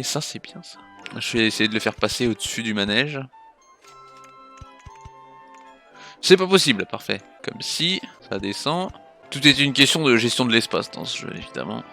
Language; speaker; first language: French; native; French